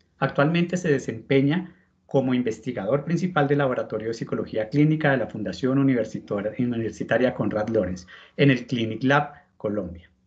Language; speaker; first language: Spanish; native; Spanish